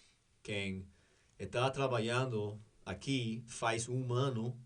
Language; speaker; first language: Portuguese; non-native, fluent; English